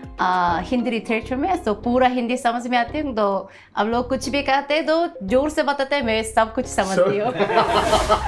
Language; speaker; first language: Hindi; non-native, fluent; Korean